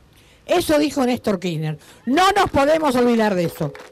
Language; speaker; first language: Spanish; native; Spanish